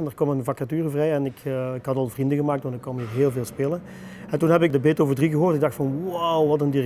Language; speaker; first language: Dutch; native; Dutch